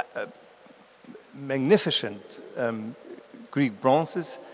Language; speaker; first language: English; non-native, fluent; German